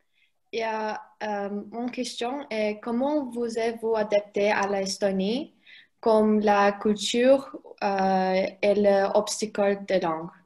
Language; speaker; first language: French; non-native, learner; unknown